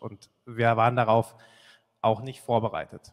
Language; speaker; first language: German; native; German